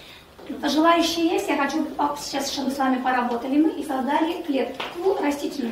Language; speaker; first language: Russian; native; Russian